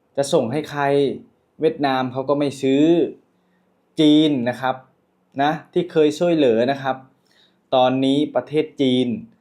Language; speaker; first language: Thai; native; Thai